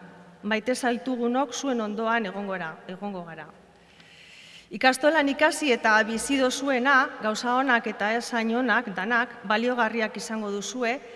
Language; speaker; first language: Basque; native; Basque